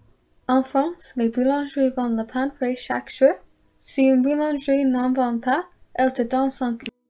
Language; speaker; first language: French; non-native, learner; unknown